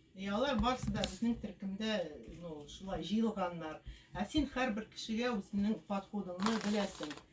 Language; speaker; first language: Tatar; non-native, local second language; Russian